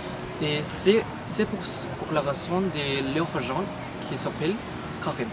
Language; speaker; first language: French; non-native, learner; Spanish